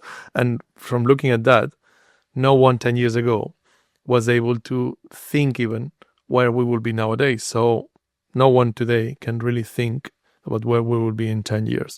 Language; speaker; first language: English; non-native, fluent; Spanish